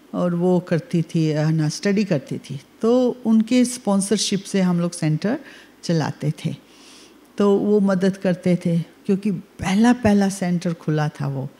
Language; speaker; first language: Hindi; native; Hindi